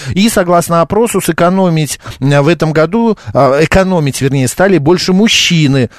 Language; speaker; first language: Russian; native; Russian